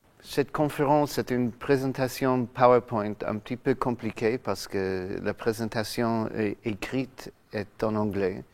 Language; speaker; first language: French; non-native, fluent; English